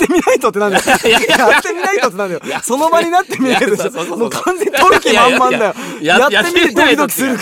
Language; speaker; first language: Japanese; native; Japanese